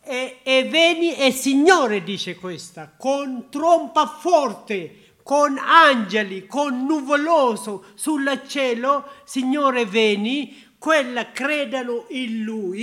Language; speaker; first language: Italian; non-native, learner; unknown